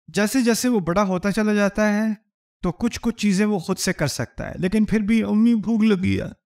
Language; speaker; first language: Urdu; native; Urdu